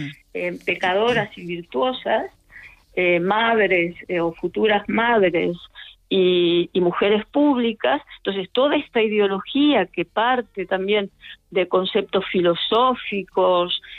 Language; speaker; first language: Spanish; native; Spanish